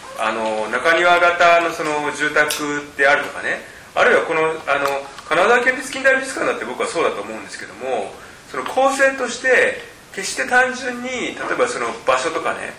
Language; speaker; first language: Japanese; native; Japanese